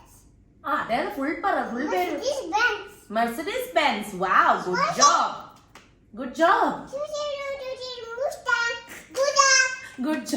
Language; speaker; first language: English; non-native, local second language; Malayalam